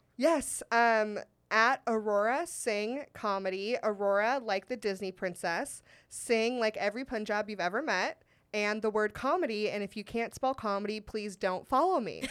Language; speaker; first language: English; native; English